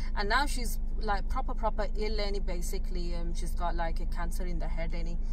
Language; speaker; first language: English; early bilingual, other home language; Punjabi